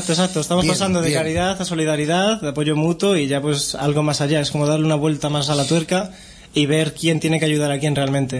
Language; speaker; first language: Spanish; native; Spanish